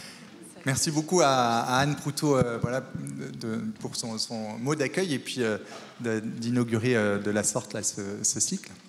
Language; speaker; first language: French; native; French